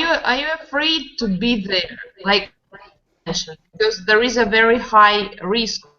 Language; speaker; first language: English; non-native, fluent; Russian